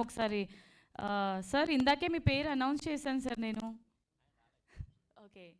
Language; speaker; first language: Telugu; native; Telugu